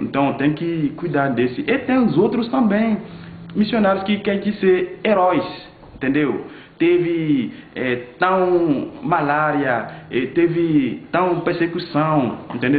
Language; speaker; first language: Portuguese; non-native, fluent; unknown